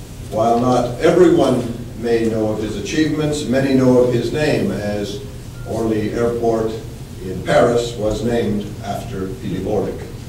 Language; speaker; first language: English; native; English